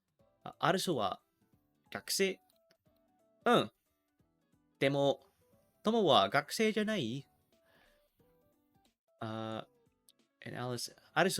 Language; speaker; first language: Japanese; non-native, learner; English